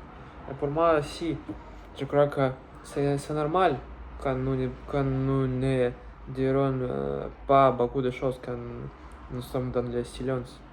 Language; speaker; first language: French; non-native, learner; Russian